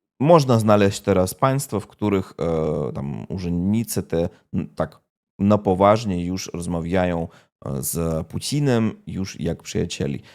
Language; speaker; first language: Polish; non-native, fluent; Russian